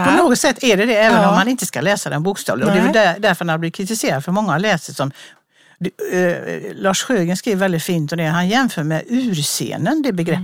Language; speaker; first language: Swedish; native; Swedish